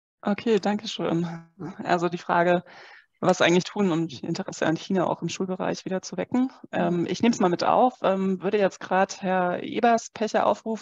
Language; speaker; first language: German; native; German